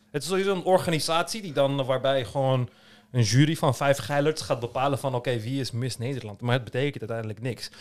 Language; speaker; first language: Dutch; early bilingual, other home language; Turkish